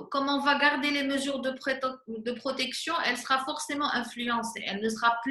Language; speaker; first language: French; non-native, local second language; Arabic